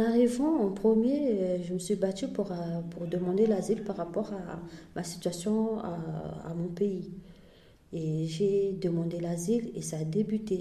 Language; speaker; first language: French; non-native, fluent; Portuguese